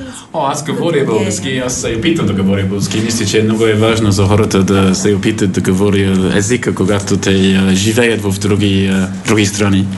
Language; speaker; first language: Bulgarian; non-native, learner; English